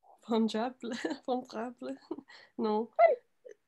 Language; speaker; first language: French; non-native, learner; English